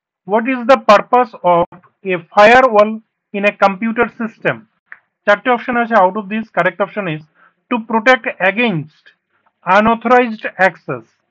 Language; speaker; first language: English; non-native, local second language; Bangla